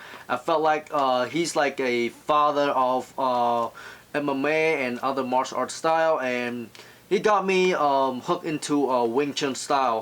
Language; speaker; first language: English; non-native, fluent; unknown